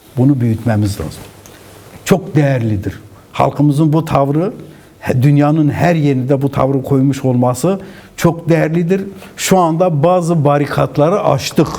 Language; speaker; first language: Turkish; non-native, local second language; Kurdish